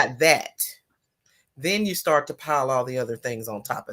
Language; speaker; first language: English; native; English